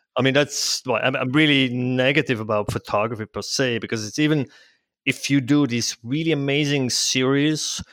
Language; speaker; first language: English; non-native, fluent; Swiss German